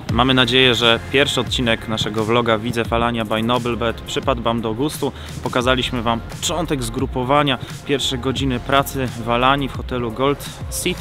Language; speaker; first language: Polish; native; Polish